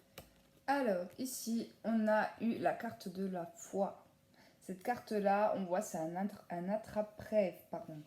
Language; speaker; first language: French; native; French